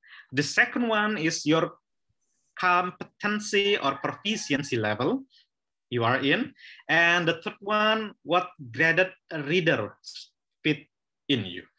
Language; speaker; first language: English; non-native, fluent; Indonesian